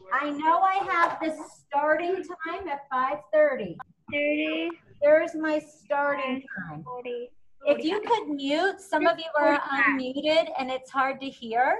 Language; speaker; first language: English; native; English